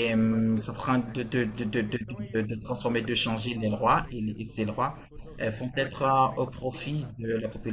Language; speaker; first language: French; non-native, fluent; Portuguese